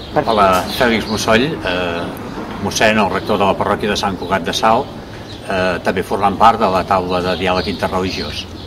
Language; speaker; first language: Catalan; native; Catalan